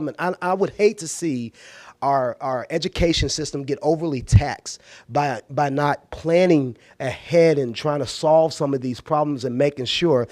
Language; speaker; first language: English; native; English